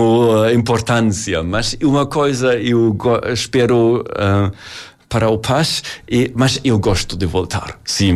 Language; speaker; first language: Portuguese; non-native, learner; German